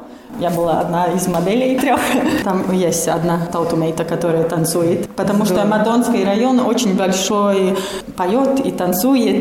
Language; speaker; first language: Russian; non-native, local second language; Latvian